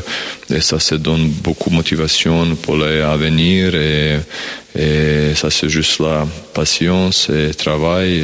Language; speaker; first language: French; non-native, learner; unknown